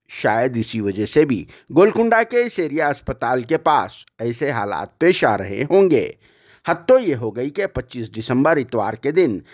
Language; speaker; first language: Hindi; non-native, local second language; Urdu